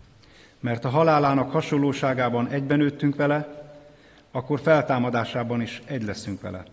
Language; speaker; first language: Hungarian; native; Hungarian